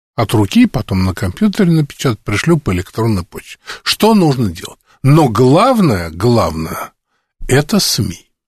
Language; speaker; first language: Russian; native; Russian